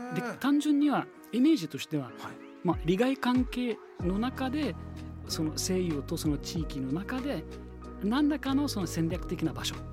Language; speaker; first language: Japanese; non-native, fluent; Arabic